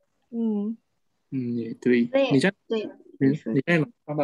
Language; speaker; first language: Chinese; non-native, fluent; Indonesian